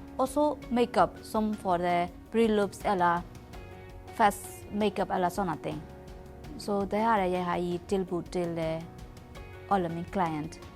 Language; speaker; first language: Norwegian; non-native, learner; Burmese